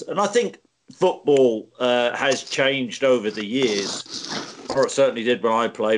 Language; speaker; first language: English; native; English